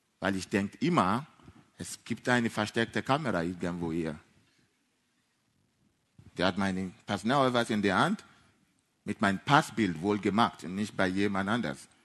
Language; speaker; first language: German; non-native, fluent; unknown